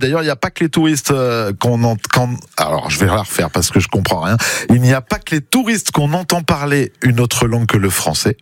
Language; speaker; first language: French; native; French